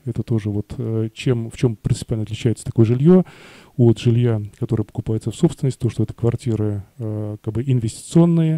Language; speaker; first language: Russian; native; Russian